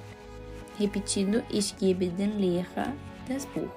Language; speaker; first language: German; non-native, fluent; Portuguese